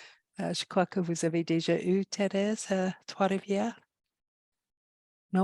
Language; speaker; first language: French; non-native, fluent; English